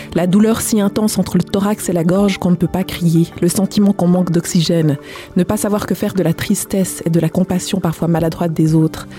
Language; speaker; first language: French; native; French